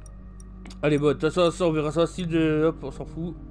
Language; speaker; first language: French; native; French